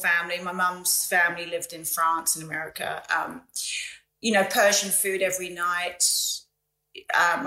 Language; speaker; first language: English; native; English